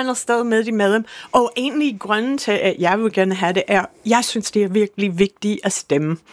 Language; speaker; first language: Danish; non-native, fluent; English